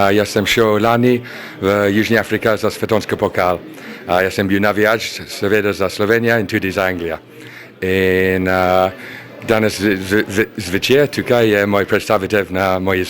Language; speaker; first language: Slovenian; non-native, learner; English